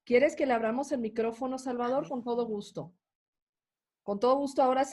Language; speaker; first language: Spanish; native; Spanish